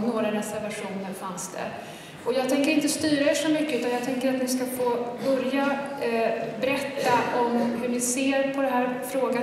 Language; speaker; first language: Swedish; native; Swedish